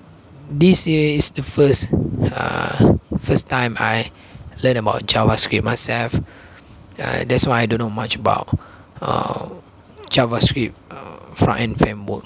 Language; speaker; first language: English; non-native, local second language; Malay